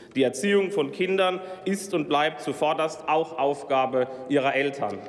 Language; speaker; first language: German; native; German